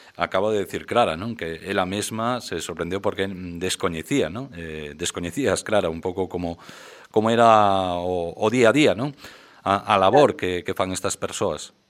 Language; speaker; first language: Galician; native; Galician